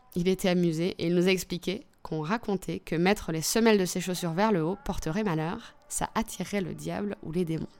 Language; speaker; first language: French; native; French